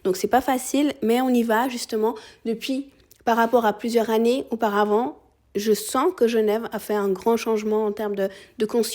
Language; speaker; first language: French; early bilingual, other home language; Spanish